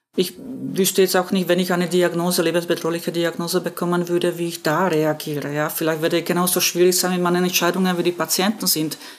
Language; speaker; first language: German; non-native, fluent; Slovak